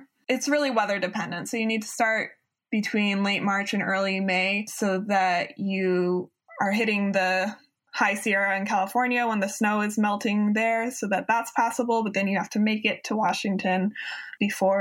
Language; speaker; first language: English; native; English